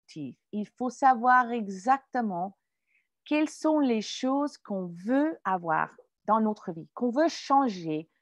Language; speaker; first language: French; non-native, fluent; English